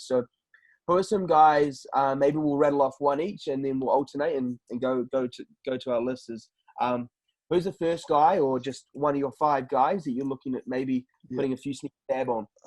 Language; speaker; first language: English; native; English